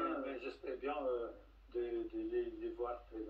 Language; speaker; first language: French; non-native, fluent; Russian